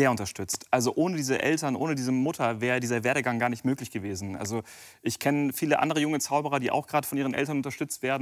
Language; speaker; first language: German; native; German